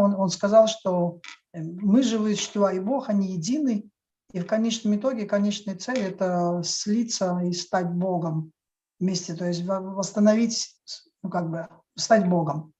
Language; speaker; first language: Russian; native; Russian